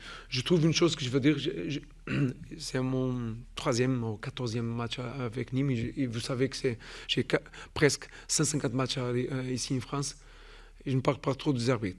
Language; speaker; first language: French; non-native, fluent; Portuguese